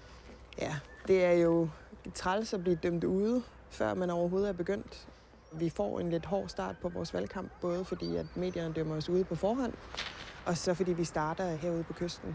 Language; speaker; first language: Danish; native; Danish